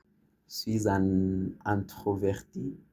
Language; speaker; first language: French; non-native, learner; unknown